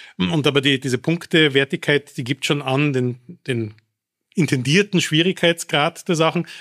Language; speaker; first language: German; early bilingual, other home language; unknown